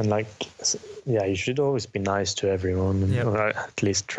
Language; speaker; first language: English; non-native, fluent; Norwegian